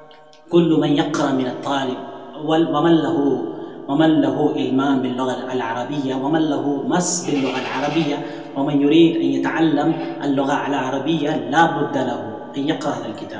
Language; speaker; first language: Arabic; non-native, fluent; Urdu